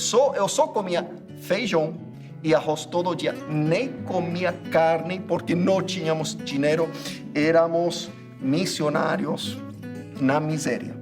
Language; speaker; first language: Portuguese; non-native, fluent; English